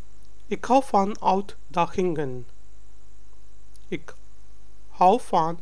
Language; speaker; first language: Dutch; non-native, learner; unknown